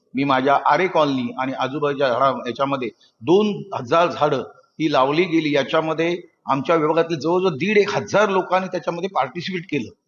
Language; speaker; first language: Marathi; native; Marathi